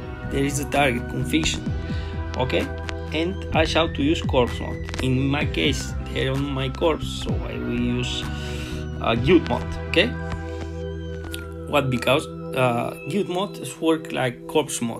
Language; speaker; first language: English; non-native, learner; Spanish